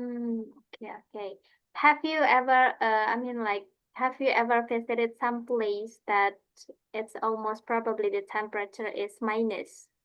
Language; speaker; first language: English; non-native, fluent; Indonesian